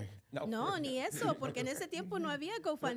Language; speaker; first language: Spanish; native; Spanish